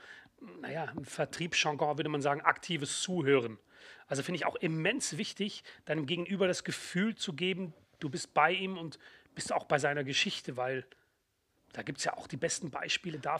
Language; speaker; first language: German; native; German